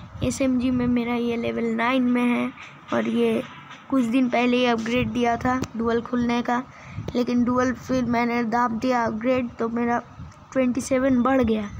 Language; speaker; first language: Hindi; non-native, local second language; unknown